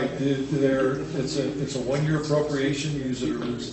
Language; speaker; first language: English; native; English